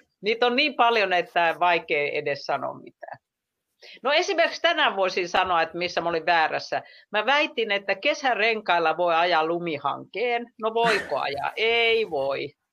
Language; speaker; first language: Finnish; native; Finnish